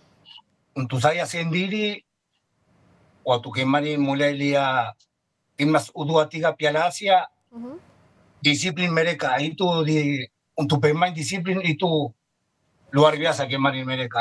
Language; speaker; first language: Indonesian; non-native, fluent; Spanish